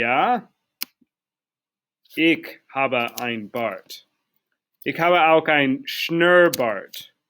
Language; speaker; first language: German; non-native, fluent; English